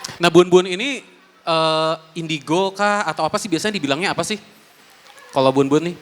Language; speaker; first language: Indonesian; native; Indonesian